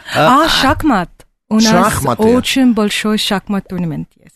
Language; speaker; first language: Russian; non-native, learner; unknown